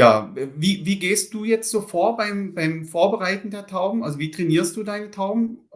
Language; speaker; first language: German; native; German